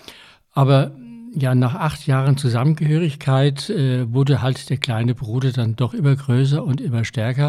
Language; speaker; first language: German; native; German